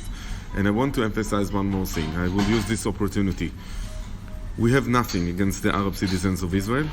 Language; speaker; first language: English; non-native, fluent; Hebrew